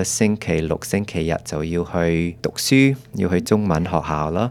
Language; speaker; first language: Chinese; early bilingual, heritage; Cantonese